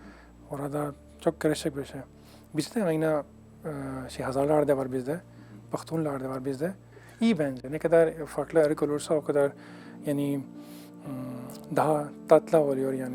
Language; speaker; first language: Turkish; non-native, fluent; Urdu